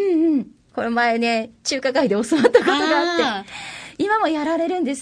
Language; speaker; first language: Japanese; native; Japanese